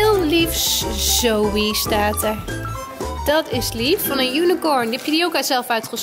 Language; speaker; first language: Dutch; native; Dutch